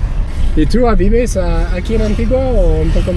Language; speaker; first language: Spanish; non-native, learner; English